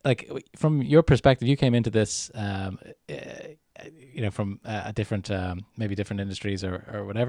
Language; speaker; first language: English; native; English